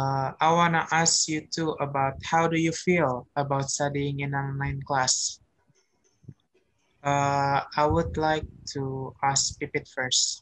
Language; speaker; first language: English; non-native, learner; Indonesian